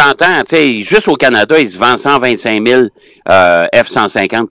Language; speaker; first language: French; native; French